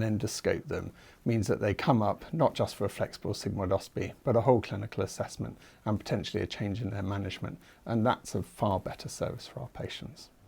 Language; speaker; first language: English; native; English